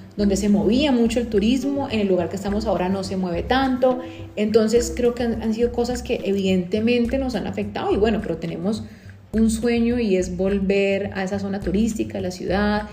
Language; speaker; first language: Spanish; native; Spanish